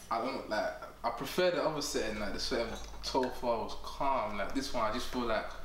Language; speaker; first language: English; early bilingual, other home language; French